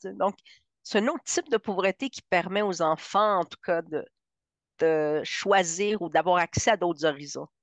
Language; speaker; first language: French; early bilingual, other home language; Spanish